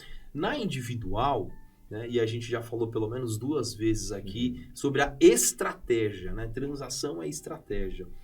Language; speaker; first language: Portuguese; native; Portuguese